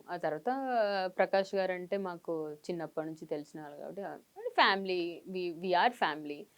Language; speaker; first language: Telugu; native; Telugu